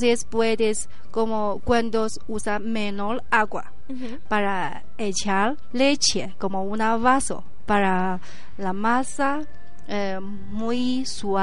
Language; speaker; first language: Spanish; non-native, learner; Chinese